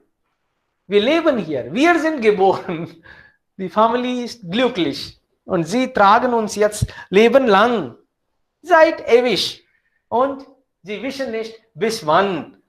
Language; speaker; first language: German; non-native, fluent; Hindi